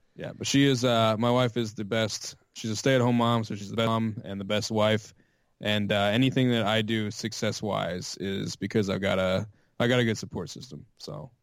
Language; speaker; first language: English; native; English